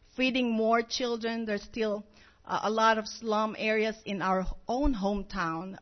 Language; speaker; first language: English; non-native, local second language; Filipino